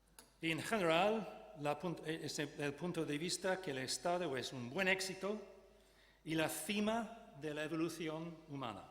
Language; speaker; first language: Spanish; non-native, fluent; English